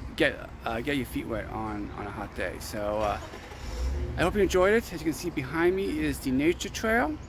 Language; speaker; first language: English; native; English